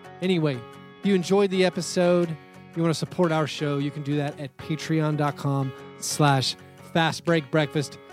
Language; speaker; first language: English; native; English